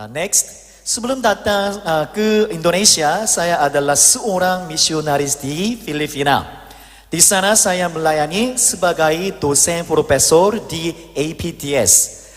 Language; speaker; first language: Indonesian; non-native, learner; Korean